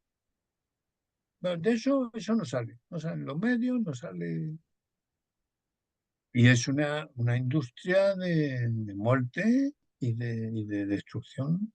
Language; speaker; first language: Spanish; native; Spanish